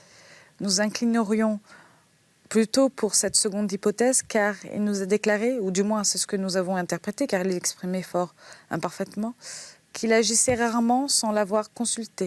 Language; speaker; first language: French; native; French